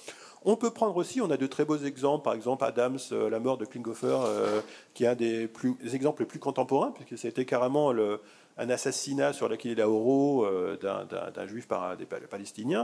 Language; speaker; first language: French; native; French